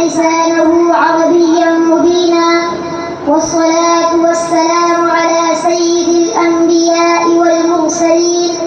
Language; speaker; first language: Arabic; non-native, learner; Urdu